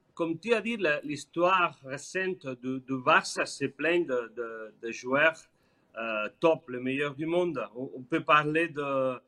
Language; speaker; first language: French; non-native, learner; Spanish